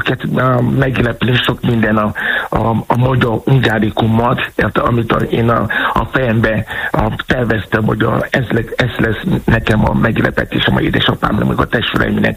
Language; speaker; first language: Hungarian; non-native, fluent; Yoruba